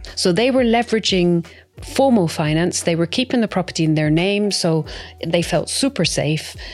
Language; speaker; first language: English; native; English